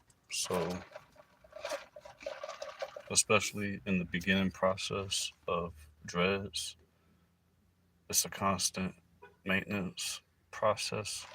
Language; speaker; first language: English; native; English